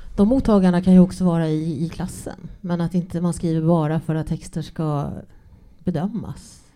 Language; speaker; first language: Swedish; early bilingual, other home language; English